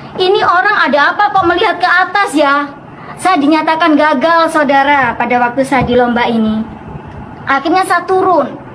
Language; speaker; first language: Indonesian; non-native, local second language; Madurese